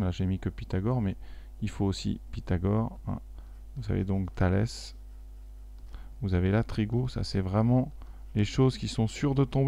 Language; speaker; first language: French; native; French